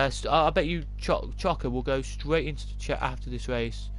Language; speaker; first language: English; native; English